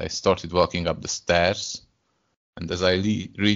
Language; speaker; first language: English; non-native, fluent; Hungarian